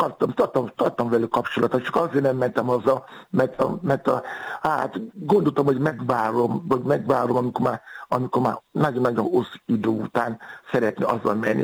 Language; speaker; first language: Hungarian; non-native, fluent; Yoruba